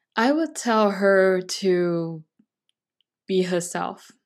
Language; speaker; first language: English; non-native, local second language; Chinese